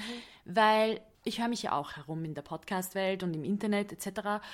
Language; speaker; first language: German; non-native, fluent; Hungarian